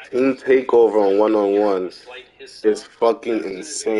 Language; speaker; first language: English; native; English